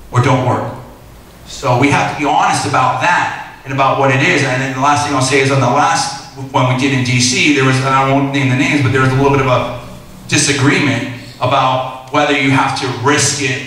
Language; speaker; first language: English; native; English